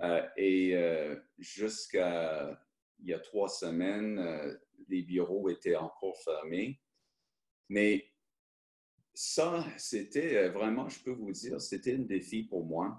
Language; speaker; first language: French; early bilingual, heritage; French